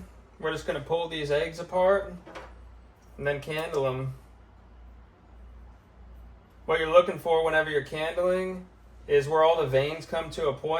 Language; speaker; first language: English; native; English